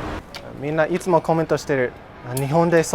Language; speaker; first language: Japanese; non-native, fluent; English